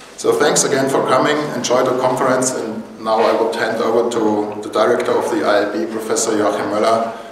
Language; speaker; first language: English; non-native, fluent; German